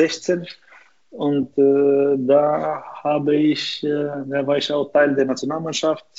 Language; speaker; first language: German; non-native, fluent; Albanian